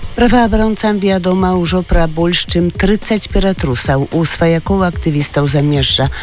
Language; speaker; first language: Belarusian; native; Belarusian